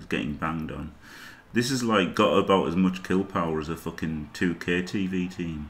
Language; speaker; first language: English; native; English